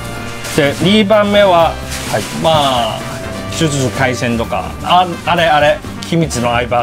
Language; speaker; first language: Japanese; non-native, learner; Cantonese